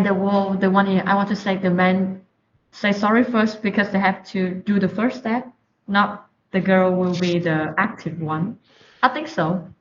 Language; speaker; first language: English; non-native, learner; Vietnamese